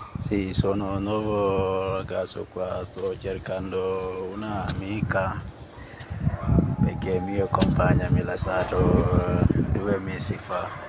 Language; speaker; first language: Italian; non-native, learner; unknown